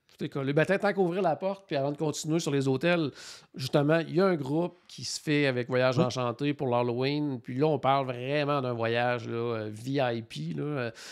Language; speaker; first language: French; native; French